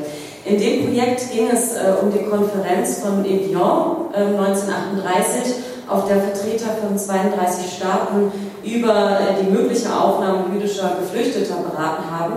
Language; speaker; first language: German; native; German